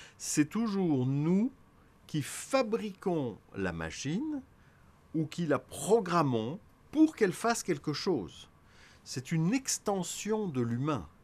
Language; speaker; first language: French; native; French